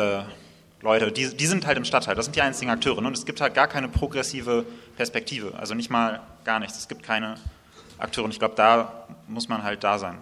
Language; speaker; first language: German; native; German